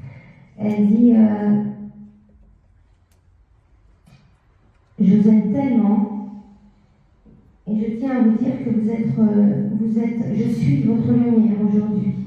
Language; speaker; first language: French; native; French